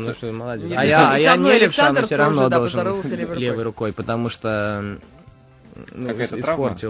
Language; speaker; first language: Russian; early bilingual, heritage; Russian